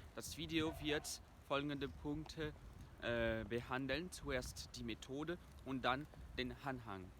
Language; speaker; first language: German; non-native, fluent; French